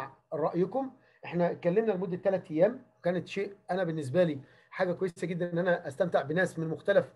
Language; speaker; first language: Arabic; native; Arabic